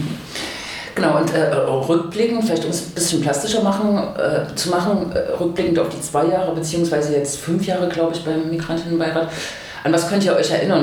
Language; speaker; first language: German; native; German